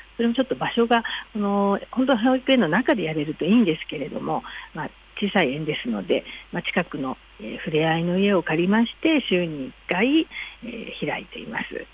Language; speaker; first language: Japanese; native; Japanese